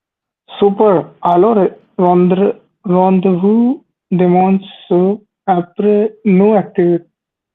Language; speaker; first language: French; non-native, learner; Hindi